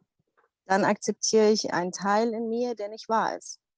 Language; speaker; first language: German; non-native, fluent; Dutch